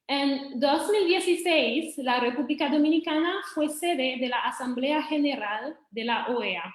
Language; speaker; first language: Spanish; non-native, fluent; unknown